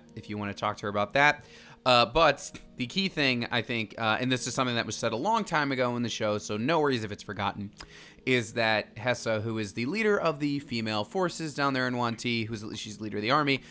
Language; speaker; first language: English; native; English